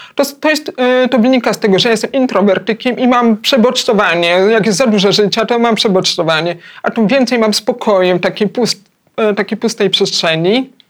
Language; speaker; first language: Polish; early bilingual, heritage; Polish